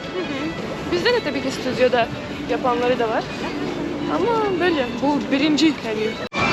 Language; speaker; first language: Turkish; non-native, fluent; Russian